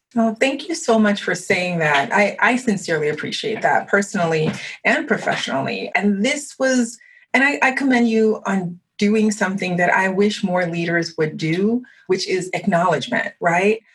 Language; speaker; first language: English; early bilingual, other home language; French